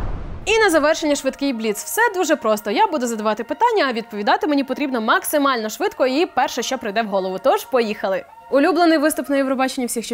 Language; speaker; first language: Ukrainian; native; Ukrainian